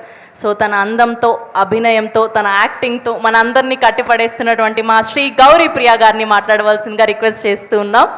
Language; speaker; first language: Telugu; native; Telugu